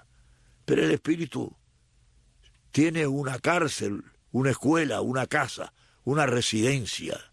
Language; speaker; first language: Spanish; native; Spanish